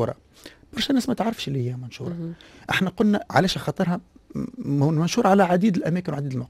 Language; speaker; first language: Arabic; native; Arabic